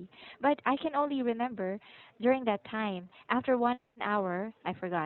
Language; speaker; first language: English; non-native, local second language; Filipino